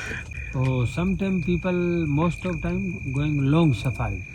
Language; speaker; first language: English; non-native, learner; Hindi